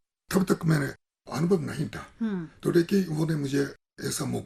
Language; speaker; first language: Hindi; non-native, fluent; Japanese